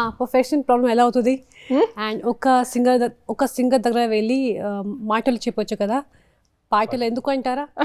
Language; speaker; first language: Telugu; non-native, local second language; Hindi